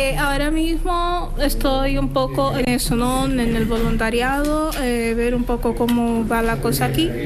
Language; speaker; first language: Spanish; non-native, fluent; Portuguese